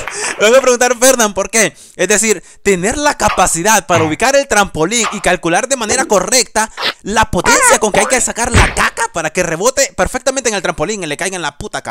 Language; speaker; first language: Spanish; native; Spanish